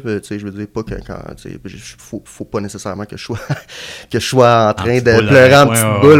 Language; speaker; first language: French; native; French